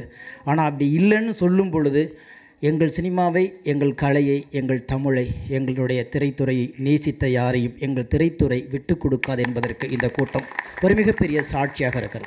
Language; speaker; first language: Tamil; native; Tamil